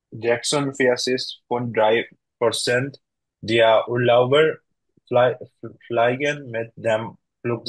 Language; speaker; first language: German; non-native, learner; Bangla